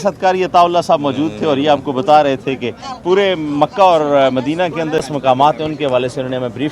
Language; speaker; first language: Urdu; native; Urdu